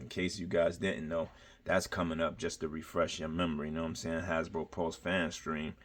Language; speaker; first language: English; native; English